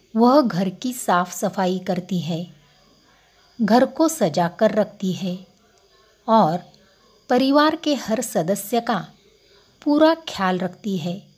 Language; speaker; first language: Hindi; non-native, local second language; Marathi